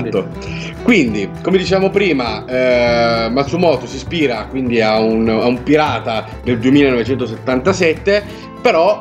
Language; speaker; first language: Italian; native; Italian